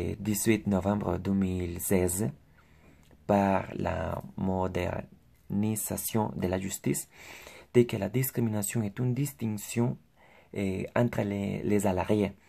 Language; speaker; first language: French; non-native, learner; Spanish